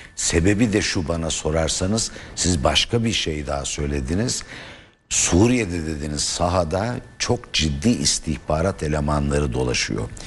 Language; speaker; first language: Turkish; native; Turkish